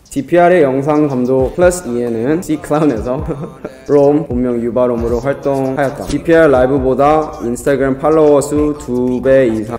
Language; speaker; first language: Korean; early bilingual, heritage; Korean